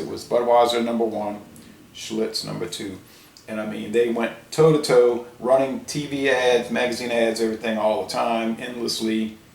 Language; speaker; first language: English; native; English